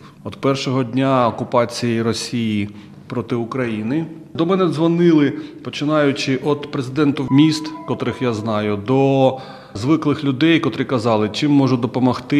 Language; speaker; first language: Ukrainian; non-native, local second language; Russian